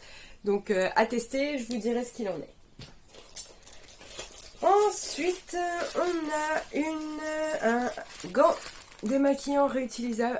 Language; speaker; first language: French; native; French